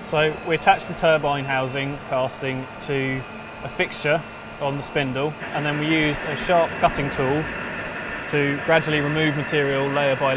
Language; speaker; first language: English; native; English